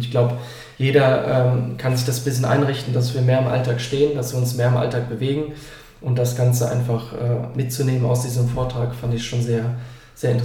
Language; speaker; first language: German; native; German